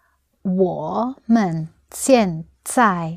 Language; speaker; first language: Chinese; non-native, learner; English